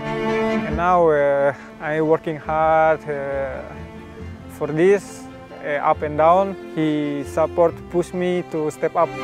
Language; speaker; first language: English; non-native, learner; Indonesian